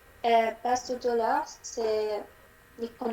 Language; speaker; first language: French; non-native, learner; Arabic